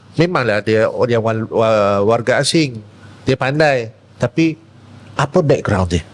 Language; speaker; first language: Malay; non-native, local second language; Chinese